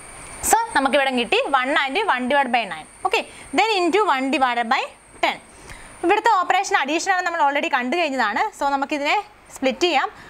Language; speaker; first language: Malayalam; native; Malayalam